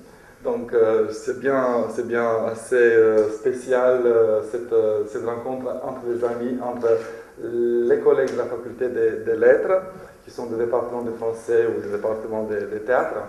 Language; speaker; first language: French; non-native, fluent; Romanian